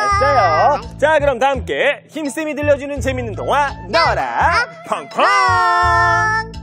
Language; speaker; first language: Korean; native; Korean